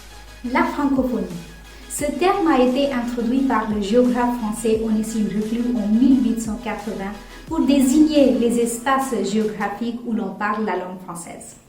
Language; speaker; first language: French; non-native, fluent; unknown